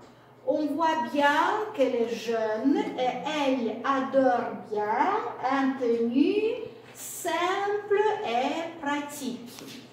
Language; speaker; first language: French; non-native, fluent; Russian